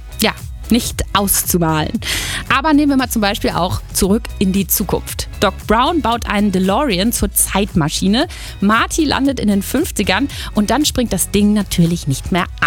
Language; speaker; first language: German; native; German